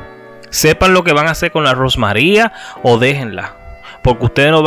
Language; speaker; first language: Spanish; native; Spanish